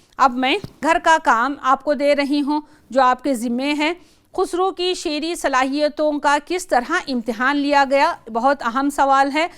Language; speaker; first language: Urdu; native; Urdu